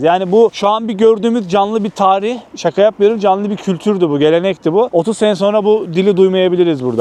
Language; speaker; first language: Turkish; native; Turkish